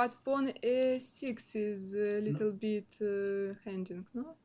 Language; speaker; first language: English; non-native, learner; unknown